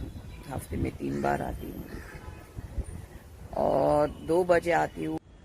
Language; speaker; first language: Hindi; native; Hindi